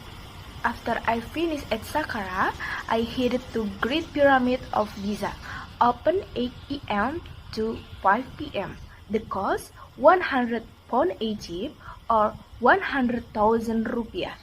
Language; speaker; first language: English; non-native, learner; Indonesian